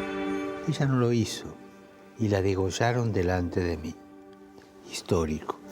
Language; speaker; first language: Spanish; native; Spanish